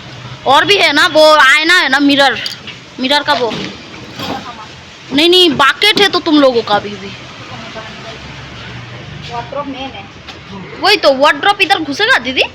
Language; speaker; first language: Hindi; non-native, local second language; Bangla